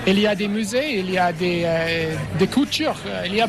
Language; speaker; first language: French; non-native, learner; English